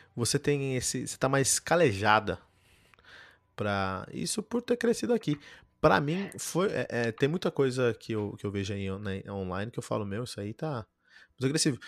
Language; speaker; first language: Portuguese; early bilingual, heritage; Portuguese